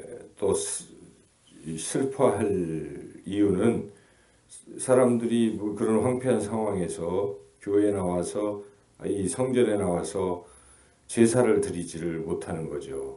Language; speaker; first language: Korean; native; Korean